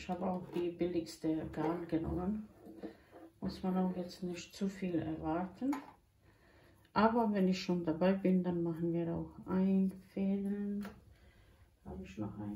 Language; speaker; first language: German; non-native, fluent; Croatian